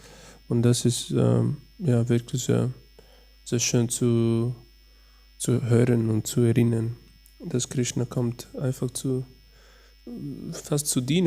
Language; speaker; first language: German; non-native, learner; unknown